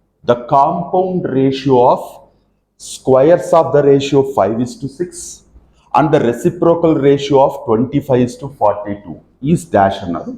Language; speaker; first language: English; non-native, local second language; Telugu